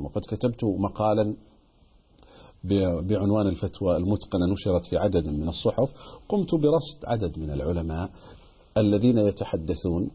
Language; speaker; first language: Arabic; native; Arabic